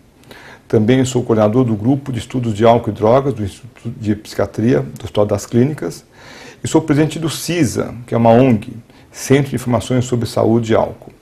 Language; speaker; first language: Portuguese; native; Portuguese